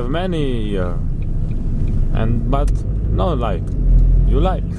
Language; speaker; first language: English; non-native, learner; Romanian